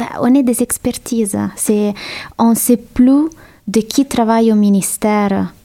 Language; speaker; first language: French; non-native, learner; Italian